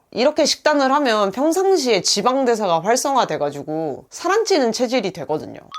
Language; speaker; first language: Korean; native; Korean